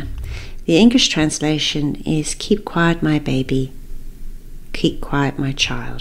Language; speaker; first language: English; native; English